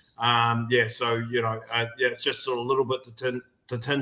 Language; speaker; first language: English; native; English